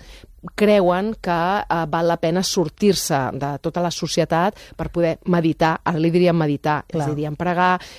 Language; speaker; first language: Catalan; native; Catalan